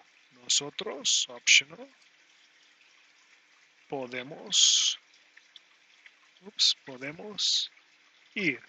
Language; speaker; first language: Spanish; non-native, fluent; English